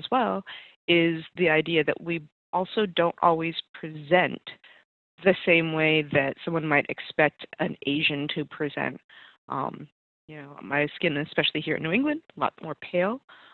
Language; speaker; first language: English; native; English